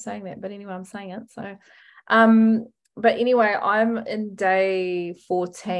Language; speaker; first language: English; native; English